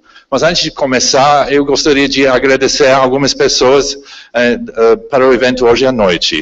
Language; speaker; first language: Portuguese; non-native, fluent; English